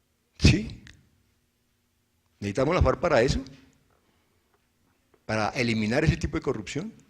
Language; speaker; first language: Spanish; native; Spanish